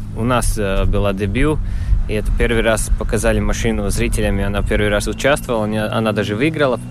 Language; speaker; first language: Russian; non-native, local second language; Latvian